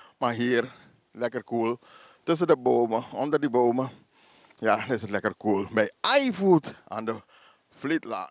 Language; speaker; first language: Dutch; native; Dutch